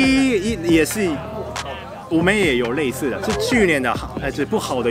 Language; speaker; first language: Chinese; non-native, fluent; Japanese